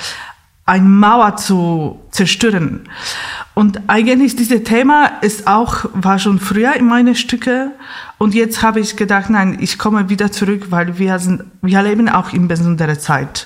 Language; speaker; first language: German; non-native, fluent; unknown